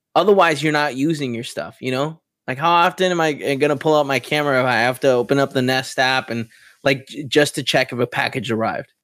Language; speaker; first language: English; native; English